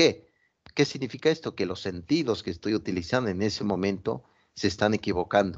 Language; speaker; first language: Spanish; native; Spanish